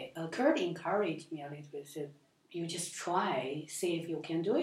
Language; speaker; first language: English; non-native, learner; Chinese